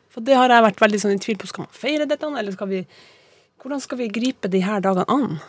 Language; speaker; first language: Norwegian; native; Norwegian